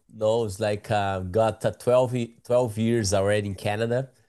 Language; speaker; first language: English; non-native, learner; Portuguese